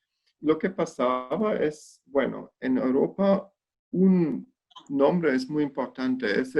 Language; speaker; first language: Spanish; non-native, fluent; German